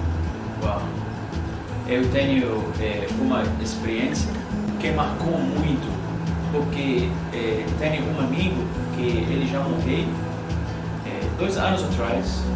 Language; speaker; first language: Portuguese; non-native, learner; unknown